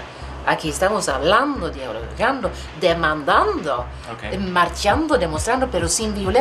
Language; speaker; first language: Spanish; non-native, fluent; Swedish